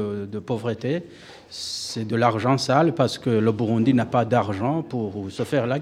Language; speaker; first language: French; non-native, local second language; Rundi